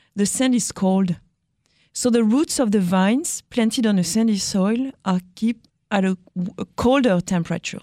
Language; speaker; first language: English; non-native, fluent; French